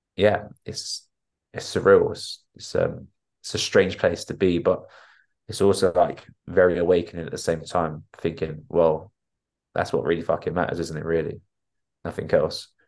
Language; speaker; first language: English; native; English